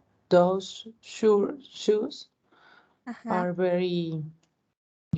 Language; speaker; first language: English; non-native, learner; Spanish